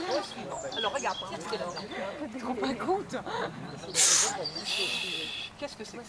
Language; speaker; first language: French; native; French